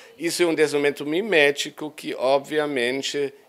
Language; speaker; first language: Portuguese; non-native, fluent; German